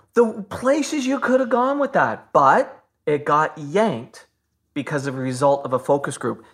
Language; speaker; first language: English; native; English